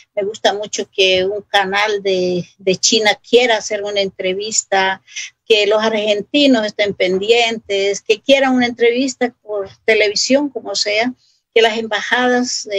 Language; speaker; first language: Spanish; non-native, local second language; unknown